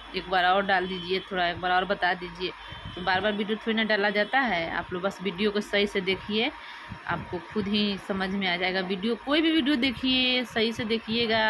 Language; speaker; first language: Hindi; native; Hindi